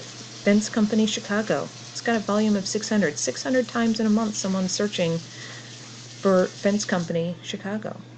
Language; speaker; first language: English; native; English